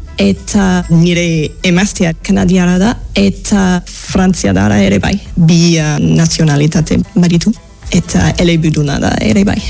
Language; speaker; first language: Basque; non-native, fluent; English